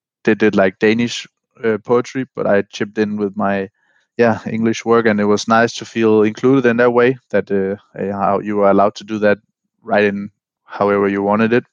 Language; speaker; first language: English; non-native, fluent; Danish